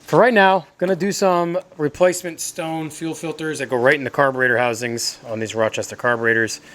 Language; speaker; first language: English; native; English